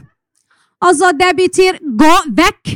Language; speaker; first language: Norwegian; non-native, fluent; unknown